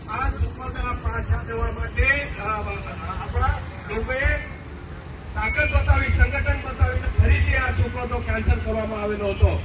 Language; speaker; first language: Gujarati; non-native, local second language; Marathi